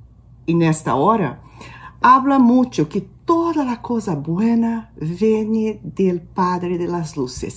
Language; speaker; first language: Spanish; non-native, learner; Portuguese